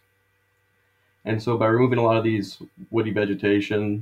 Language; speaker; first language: English; native; English